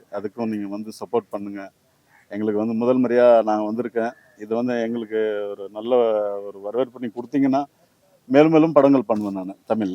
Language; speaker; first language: Tamil; non-native, fluent; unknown